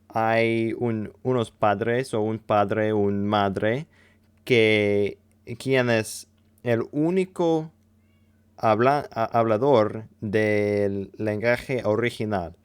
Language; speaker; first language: Spanish; non-native, learner; English